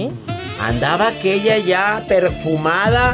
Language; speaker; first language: Spanish; native; Spanish